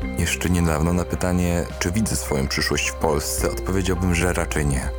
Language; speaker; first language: Polish; native; Polish